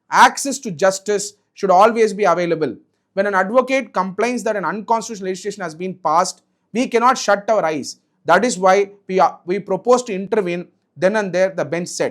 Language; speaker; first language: English; non-native, local second language; Tamil